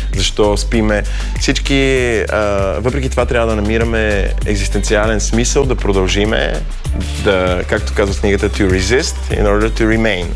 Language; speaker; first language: Bulgarian; native; Bulgarian